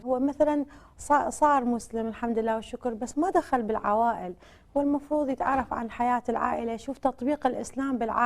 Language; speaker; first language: Arabic; native; Arabic